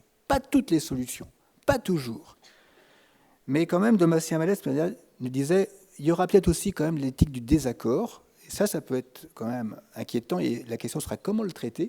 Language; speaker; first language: French; native; French